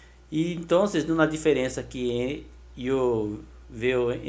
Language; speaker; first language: Portuguese; non-native, learner; Spanish